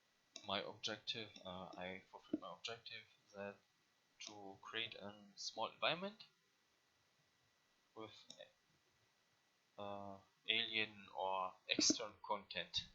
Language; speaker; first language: English; non-native, learner; German